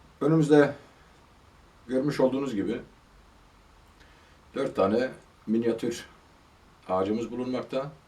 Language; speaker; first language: Turkish; native; Turkish